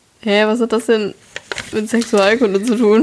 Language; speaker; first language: German; native; German